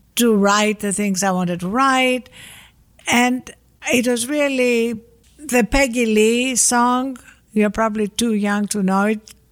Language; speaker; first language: English; non-native, fluent; Greek